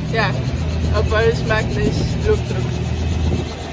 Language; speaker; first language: German; non-native, learner; Polish